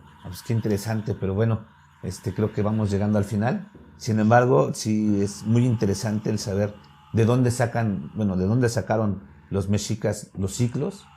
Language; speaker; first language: Spanish; native; Spanish